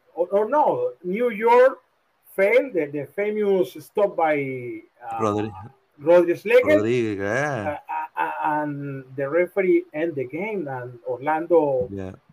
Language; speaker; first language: English; non-native, learner; Spanish